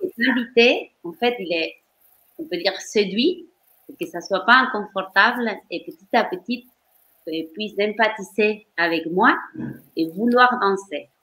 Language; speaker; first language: French; non-native, fluent; Spanish